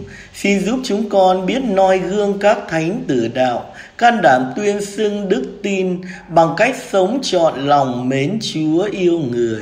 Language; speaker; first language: Vietnamese; native; Vietnamese